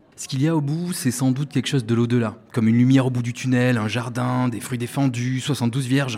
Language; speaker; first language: French; native; French